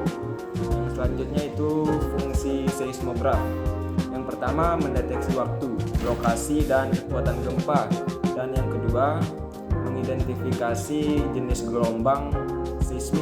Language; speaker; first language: Indonesian; native; Indonesian